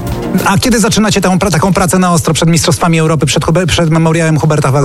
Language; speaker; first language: Polish; native; Polish